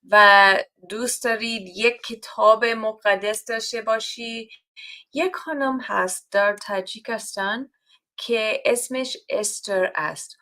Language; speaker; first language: Persian; non-native, learner; English